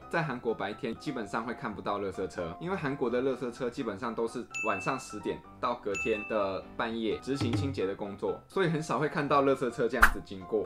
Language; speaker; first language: Chinese; non-native, fluent; Korean